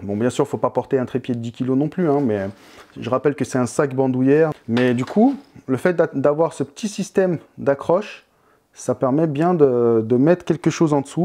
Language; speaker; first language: French; native; French